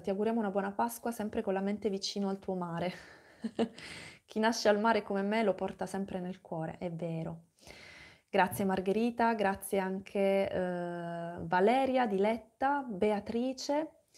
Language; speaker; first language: Italian; native; Italian